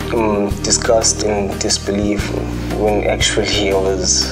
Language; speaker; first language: English; non-native, local second language; Zulu